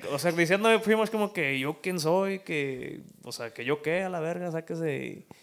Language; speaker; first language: Spanish; early bilingual, heritage; Spanish